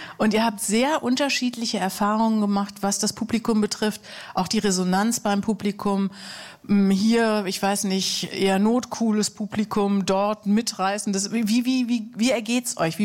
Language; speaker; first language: German; native; German